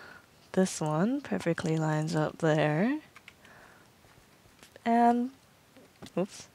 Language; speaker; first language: English; native; English